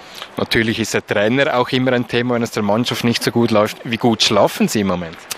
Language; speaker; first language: German; non-native, fluent; English